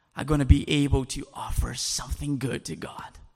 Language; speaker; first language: English; non-native, fluent; Portuguese